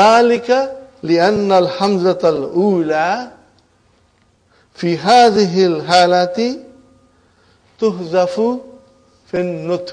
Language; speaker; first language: Arabic; non-native, fluent; English